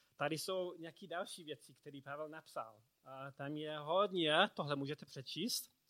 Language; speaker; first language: Czech; non-native, fluent; English